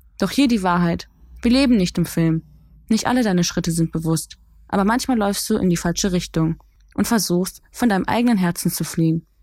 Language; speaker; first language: German; early bilingual, other home language; Kurdish